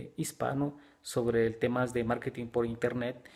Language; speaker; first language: Spanish; native; Spanish